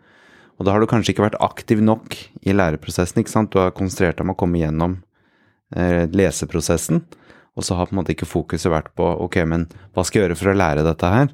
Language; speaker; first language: Norwegian; native; Norwegian